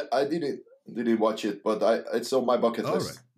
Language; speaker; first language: English; non-native, learner; Hungarian